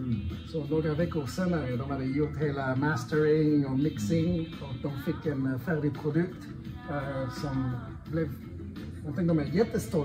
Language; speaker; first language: Swedish; non-native, fluent; French